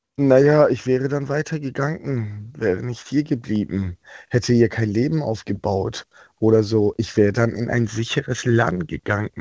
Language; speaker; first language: German; non-native, fluent; Persian